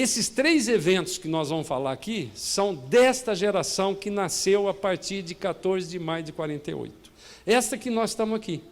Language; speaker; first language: Portuguese; native; Portuguese